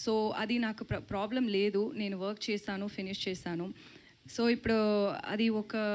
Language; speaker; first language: Telugu; non-native, learner; Tamil